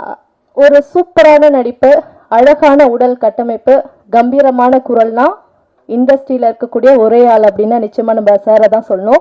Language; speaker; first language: Tamil; native; Tamil